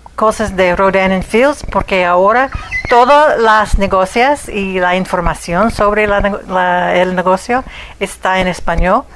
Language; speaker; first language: Spanish; non-native, fluent; English